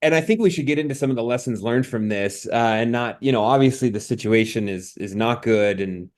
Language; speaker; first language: English; native; English